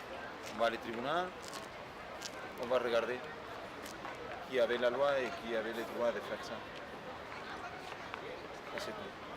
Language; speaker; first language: French; non-native, learner; Spanish